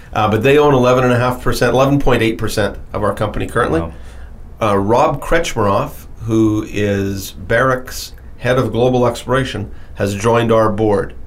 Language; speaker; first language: English; native; English